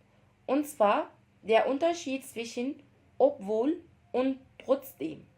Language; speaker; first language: German; non-native, fluent; Arabic